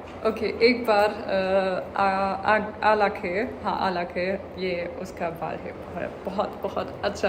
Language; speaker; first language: Hindi; non-native, learner; German